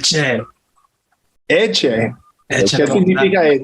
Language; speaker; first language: Spanish; early bilingual, heritage; English